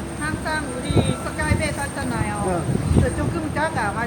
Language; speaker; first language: Korean; non-native, learner; Lao